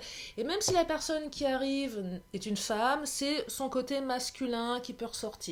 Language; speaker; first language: French; native; French